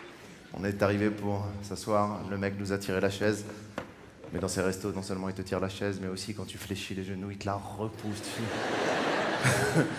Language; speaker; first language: French; native; French